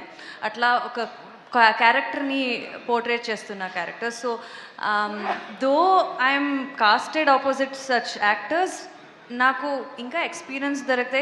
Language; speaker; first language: Telugu; non-native, fluent; Kannada